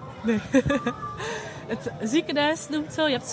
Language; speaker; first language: Dutch; native; Dutch